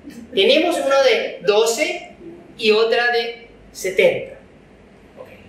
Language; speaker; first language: Spanish; non-native, fluent; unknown